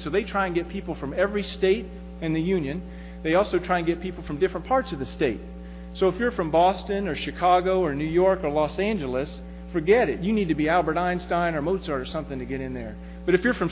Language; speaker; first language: English; native; English